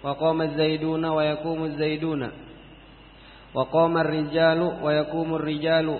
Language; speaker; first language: Arabic; non-native, learner; Indonesian